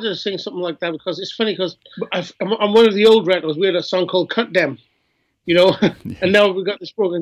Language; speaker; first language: English; native; English